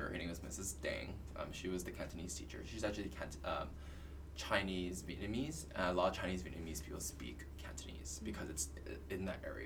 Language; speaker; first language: English; early bilingual, other home language; Cantonese